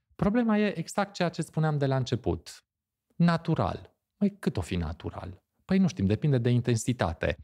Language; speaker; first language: Romanian; native; Romanian